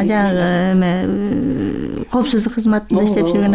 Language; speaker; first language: Kyrgyz; native; Kyrgyz